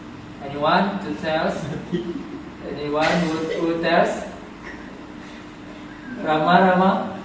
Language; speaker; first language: English; non-native, learner; Indonesian